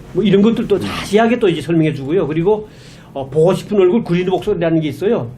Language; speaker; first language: Korean; native; Korean